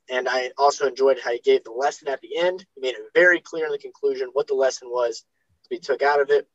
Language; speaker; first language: English; native; English